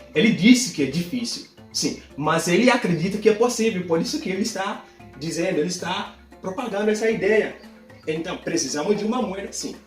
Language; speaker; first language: Portuguese; non-native, fluent; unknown